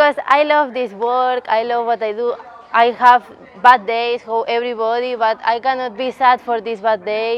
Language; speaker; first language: English; non-native, learner; Spanish